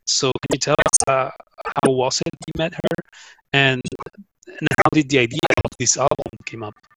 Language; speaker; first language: English; non-native, fluent; Spanish